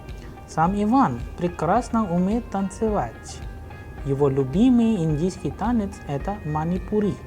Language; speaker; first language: Russian; non-native, fluent; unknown